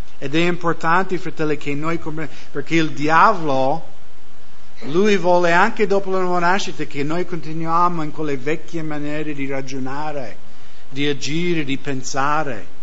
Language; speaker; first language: Italian; non-native, fluent; English